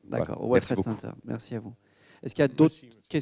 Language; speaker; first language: French; native; French